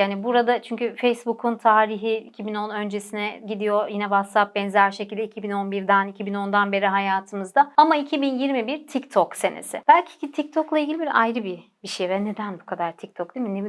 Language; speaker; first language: Turkish; native; Turkish